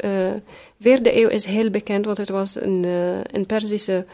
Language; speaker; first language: Dutch; early bilingual, other home language; Arabic